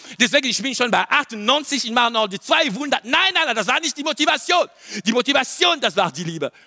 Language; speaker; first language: German; non-native, learner; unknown